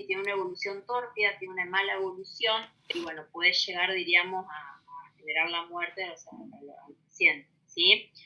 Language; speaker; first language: Spanish; native; Spanish